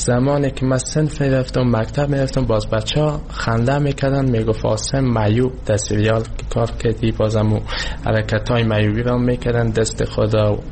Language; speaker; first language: Persian; native; Persian